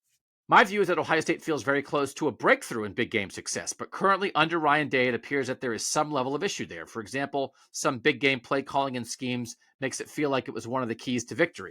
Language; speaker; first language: English; native; English